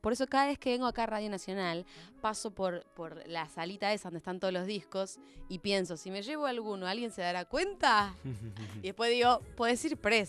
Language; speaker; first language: Spanish; native; Spanish